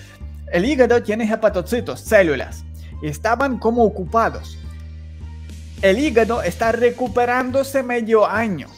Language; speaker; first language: Spanish; non-native, learner; Ukrainian